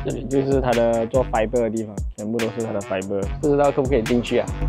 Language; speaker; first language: Chinese; native; Chinese